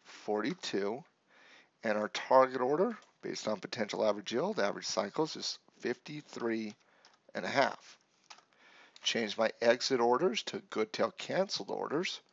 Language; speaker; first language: English; native; English